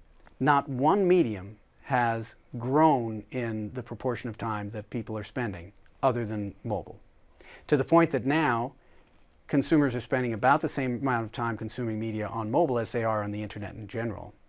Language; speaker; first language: English; native; English